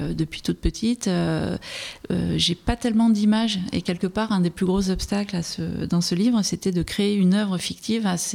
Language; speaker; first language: French; native; French